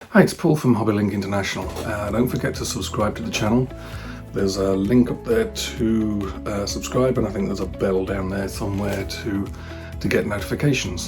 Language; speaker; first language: English; native; English